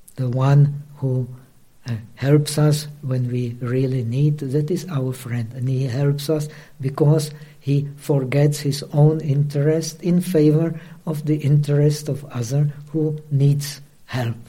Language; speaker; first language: English; non-native, fluent; Czech